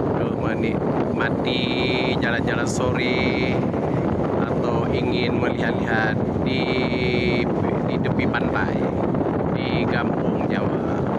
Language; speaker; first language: Indonesian; non-native, local second language; Achinese